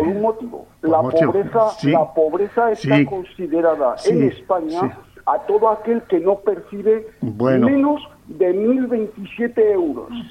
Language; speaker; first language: Spanish; native; Spanish